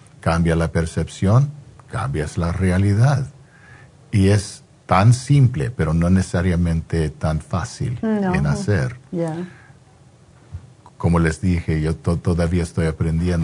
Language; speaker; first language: Spanish; non-native, fluent; English